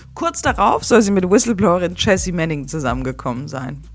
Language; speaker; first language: German; native; German